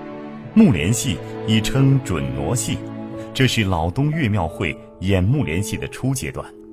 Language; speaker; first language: Chinese; native; Chinese